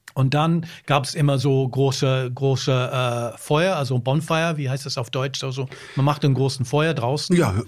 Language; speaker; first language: German; non-native, fluent; English